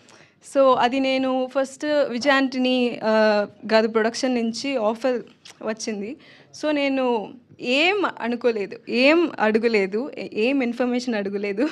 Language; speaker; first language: Telugu; non-native, local second language; Tamil